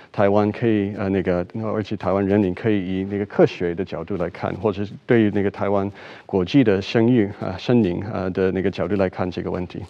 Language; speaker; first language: Chinese; non-native, fluent; English